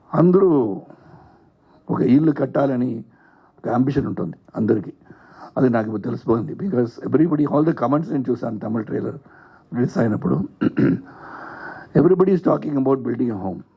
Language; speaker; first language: Telugu; non-native, learner; Tamil